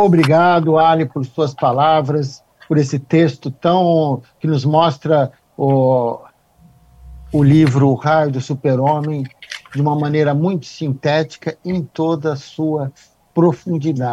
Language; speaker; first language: Portuguese; native; Portuguese